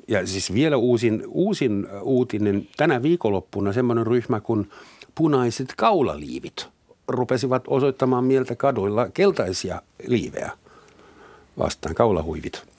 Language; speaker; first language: Finnish; non-native, fluent; German